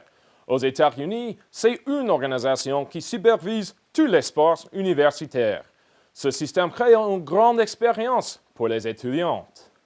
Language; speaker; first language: French; non-native, learner; English